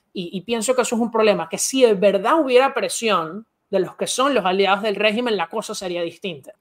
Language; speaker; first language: Spanish; native; Spanish